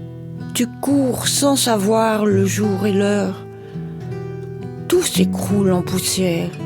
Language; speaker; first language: French; native; French